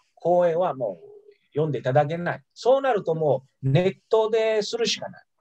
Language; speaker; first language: Japanese; non-native, fluent; Italian